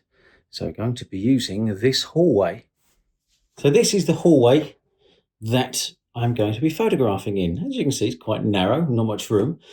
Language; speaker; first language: English; native; English